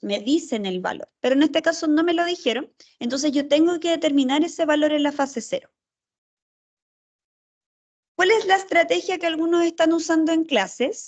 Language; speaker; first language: Spanish; native; Spanish